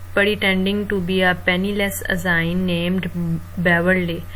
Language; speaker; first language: English; non-native, local second language; Urdu